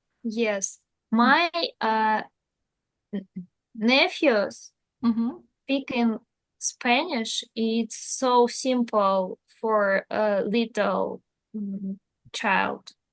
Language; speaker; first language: English; non-native, learner; Russian